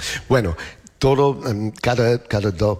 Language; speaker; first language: Spanish; non-native, learner; English